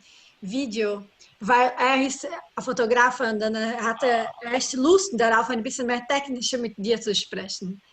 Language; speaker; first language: German; non-native, learner; Portuguese